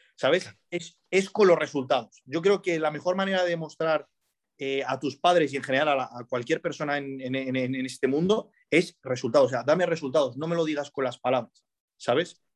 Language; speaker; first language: Spanish; early bilingual, other home language; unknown